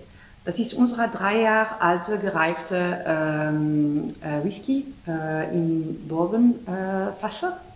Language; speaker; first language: German; non-native, learner; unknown